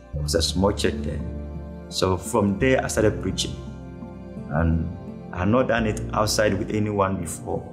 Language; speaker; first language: English; non-native, local second language; Akan